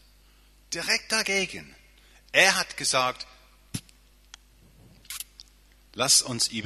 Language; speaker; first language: German; non-native, fluent; English